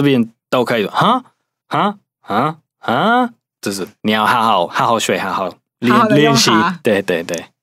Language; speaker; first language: Chinese; non-native, fluent; English